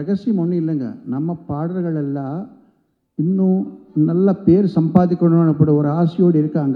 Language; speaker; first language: Tamil; non-native, local second language; Telugu